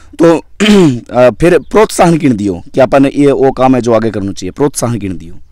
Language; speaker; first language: Hindi; native; Hindi